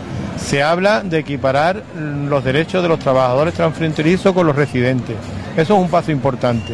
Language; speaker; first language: Spanish; native; Spanish